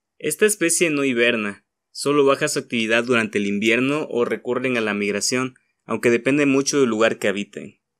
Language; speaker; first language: Spanish; native; Spanish